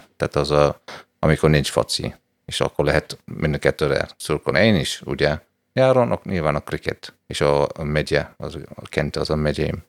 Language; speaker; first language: Hungarian; non-native, fluent; English